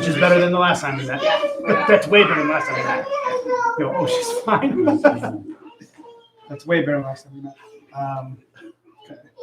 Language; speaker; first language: English; native; English